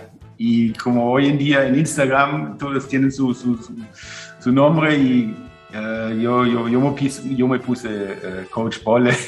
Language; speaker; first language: Spanish; non-native, fluent; German